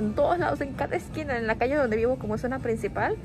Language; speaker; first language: Spanish; native; Spanish